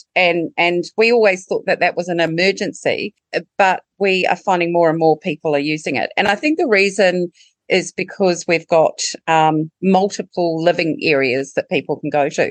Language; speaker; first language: English; native; English